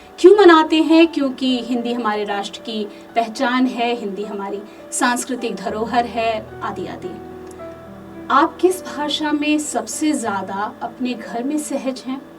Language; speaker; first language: Hindi; native; Hindi